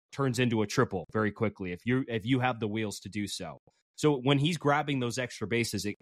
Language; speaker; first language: English; native; English